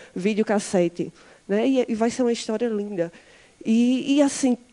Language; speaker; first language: Portuguese; native; Portuguese